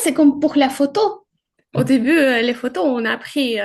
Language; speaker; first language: French; non-native, fluent; Ukrainian